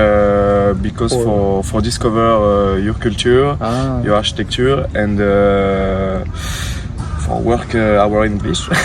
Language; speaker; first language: English; non-native, learner; French